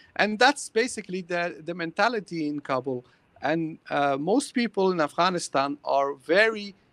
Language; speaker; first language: English; early bilingual, other home language; Persian